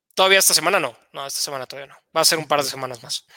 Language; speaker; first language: Spanish; native; Spanish